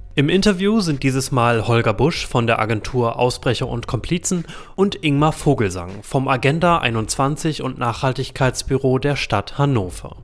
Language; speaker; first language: German; native; German